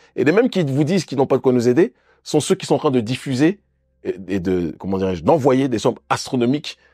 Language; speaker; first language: French; native; French